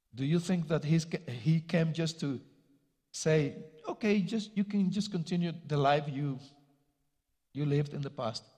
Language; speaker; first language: English; non-native, fluent; Spanish